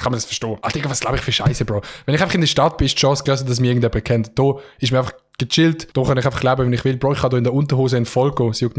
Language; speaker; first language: German; native; German